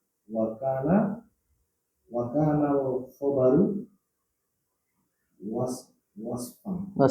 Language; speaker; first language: Arabic; non-native, learner; Indonesian